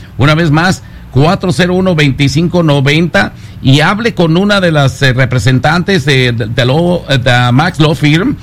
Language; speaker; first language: Spanish; native; Spanish